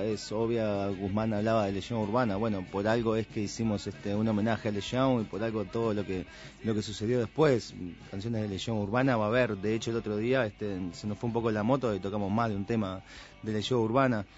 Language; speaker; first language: Spanish; native; Spanish